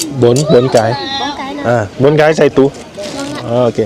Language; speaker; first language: Vietnamese; non-native, learner; Thai